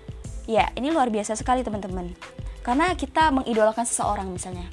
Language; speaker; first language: Indonesian; native; Indonesian